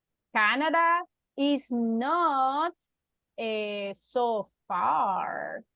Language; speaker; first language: English; non-native, fluent; Spanish